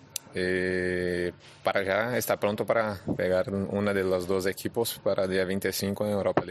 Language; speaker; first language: Spanish; non-native, fluent; Portuguese